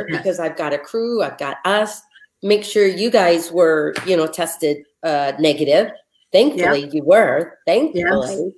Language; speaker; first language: English; native; English